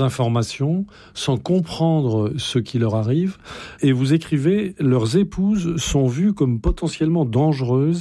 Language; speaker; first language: French; native; French